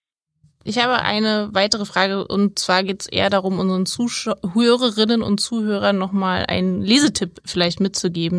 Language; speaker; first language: German; native; German